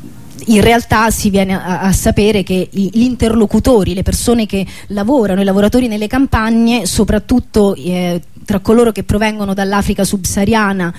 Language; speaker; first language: Italian; native; Italian